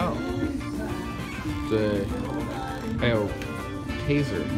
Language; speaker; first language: Chinese; non-native, fluent; English